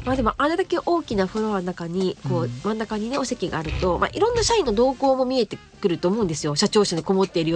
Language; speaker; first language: Japanese; native; Japanese